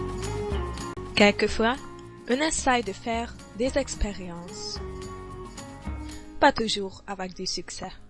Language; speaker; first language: French; non-native, learner; Hungarian